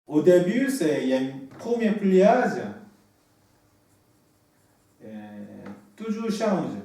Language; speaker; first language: French; non-native, learner; Korean